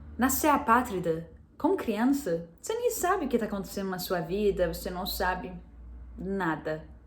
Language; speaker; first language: Portuguese; non-native, fluent; Arabic